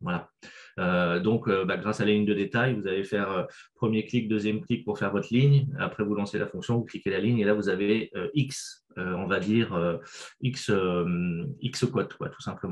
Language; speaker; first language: French; native; French